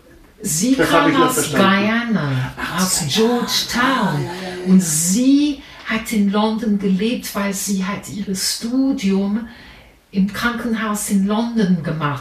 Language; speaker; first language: German; non-native, fluent; English